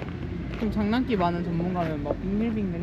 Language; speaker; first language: Korean; native; Korean